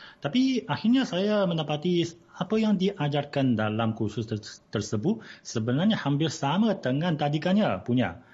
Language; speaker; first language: Malay; non-native, fluent; Chinese